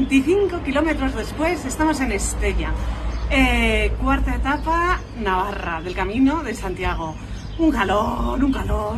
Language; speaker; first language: Spanish; native; Spanish